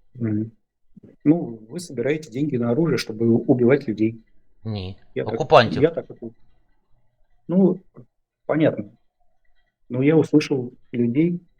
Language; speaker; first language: Russian; native; Russian